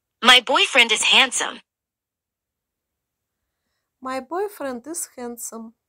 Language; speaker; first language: English; non-native, learner; Russian